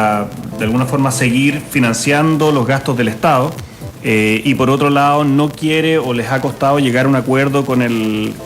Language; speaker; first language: Spanish; native; Spanish